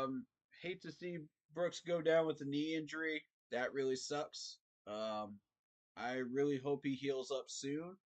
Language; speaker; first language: English; native; English